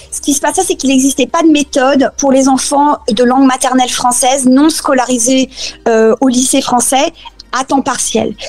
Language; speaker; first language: French; early bilingual, other home language; Spanish